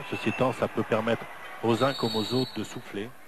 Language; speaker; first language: French; native; French